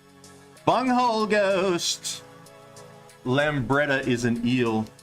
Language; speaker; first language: English; native; English